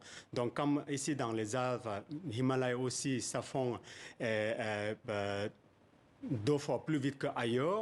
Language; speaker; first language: French; non-native, fluent; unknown